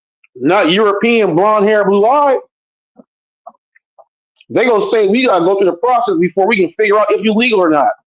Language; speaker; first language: English; native; English